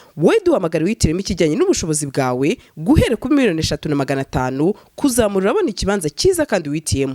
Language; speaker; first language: Kinyarwanda; native; Kinyarwanda